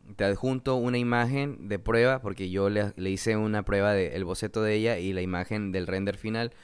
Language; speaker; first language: Spanish; native; Spanish